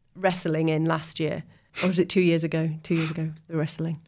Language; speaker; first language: English; native; English